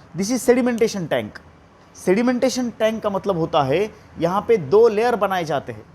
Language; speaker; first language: Hindi; non-native, local second language; Marathi